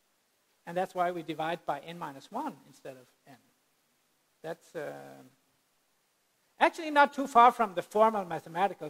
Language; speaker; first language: English; non-native, fluent; Danish